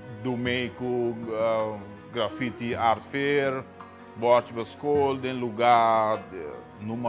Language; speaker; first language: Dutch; non-native, local second language; Papiamento